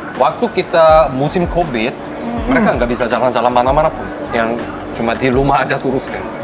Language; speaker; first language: Indonesian; non-native, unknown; Korean